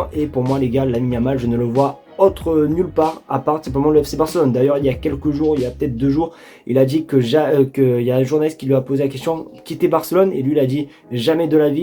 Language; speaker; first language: French; native; French